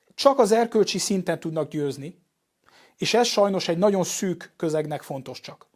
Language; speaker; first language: Hungarian; early bilingual, heritage; Hungarian